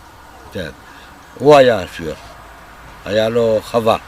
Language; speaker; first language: Hebrew; non-native, fluent; Romanian